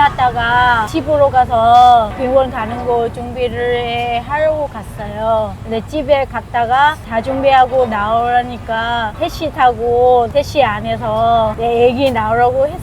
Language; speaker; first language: Korean; non-native, learner; Vietnamese